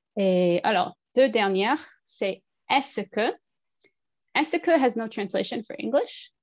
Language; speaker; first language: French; non-native, fluent; English